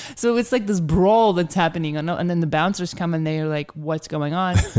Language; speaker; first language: English; early bilingual, other home language; Ukrainian